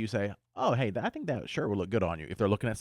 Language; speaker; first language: English; native; English